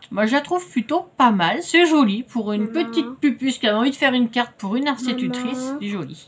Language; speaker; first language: French; native; French